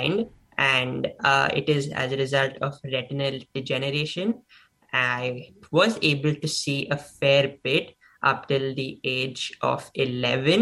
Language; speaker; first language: English; non-native, local second language; Hindi